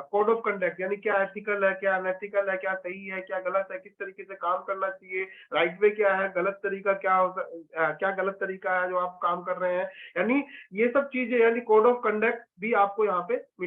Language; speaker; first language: Hindi; native; Hindi